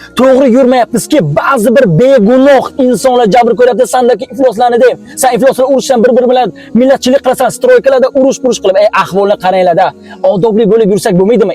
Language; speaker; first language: Uzbek; native; Uzbek